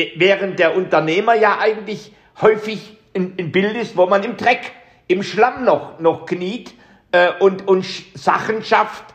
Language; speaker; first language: German; native; German